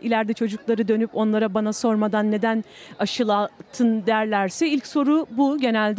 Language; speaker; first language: Turkish; native; Turkish